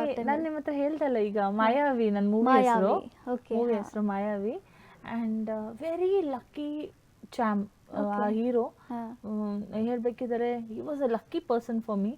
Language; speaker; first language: Kannada; non-native, learner; Hindi